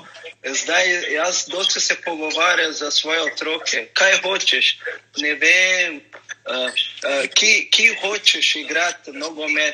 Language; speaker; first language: Slovenian; non-native, learner; Portuguese